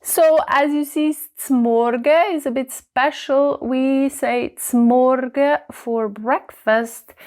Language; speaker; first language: English; non-native, fluent; German